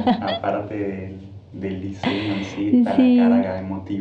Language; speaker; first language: Spanish; native; Spanish